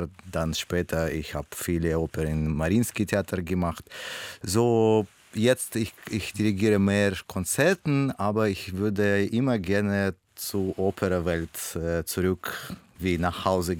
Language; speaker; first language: German; non-native, learner; Russian